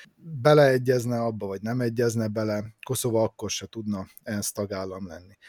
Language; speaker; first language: Hungarian; native; Hungarian